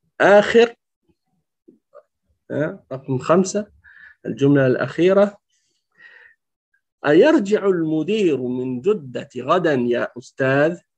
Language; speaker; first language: Arabic; non-native, fluent; French